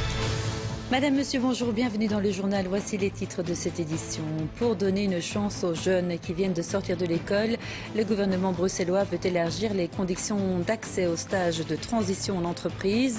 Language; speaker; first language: French; native; French